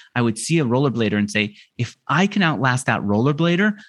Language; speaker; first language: English; native; English